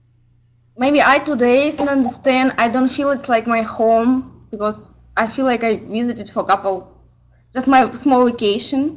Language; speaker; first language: English; non-native, learner; Ukrainian